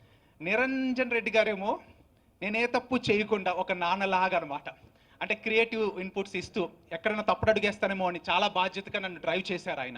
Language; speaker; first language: Telugu; native; Telugu